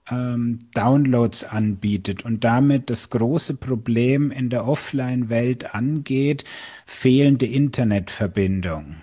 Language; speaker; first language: German; native; German